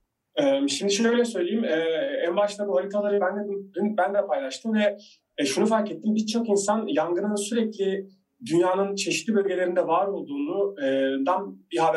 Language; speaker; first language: Turkish; native; Turkish